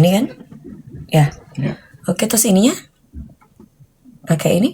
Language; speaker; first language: Indonesian; native; Indonesian